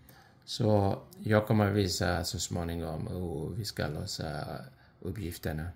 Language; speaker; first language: Swedish; non-native, fluent; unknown